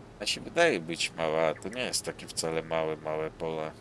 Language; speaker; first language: Polish; native; Polish